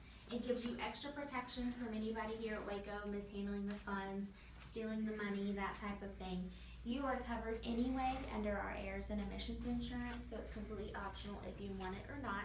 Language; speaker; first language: English; native; English